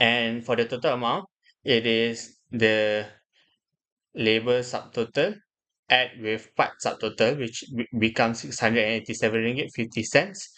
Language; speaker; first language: English; non-native, local second language; Malay